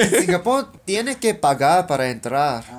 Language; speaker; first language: Spanish; non-native, learner; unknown